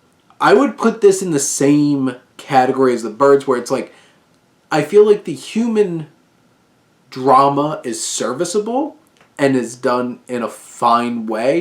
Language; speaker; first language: English; native; English